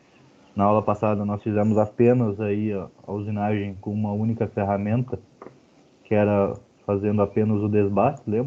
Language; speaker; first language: Portuguese; native; Portuguese